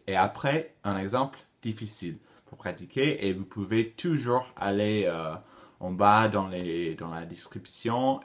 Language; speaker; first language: French; non-native, fluent; English